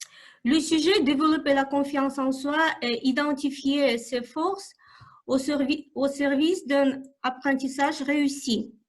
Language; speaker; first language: French; non-native, fluent; Russian